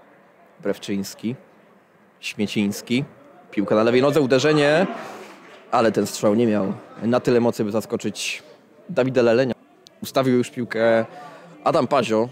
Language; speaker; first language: Polish; native; Polish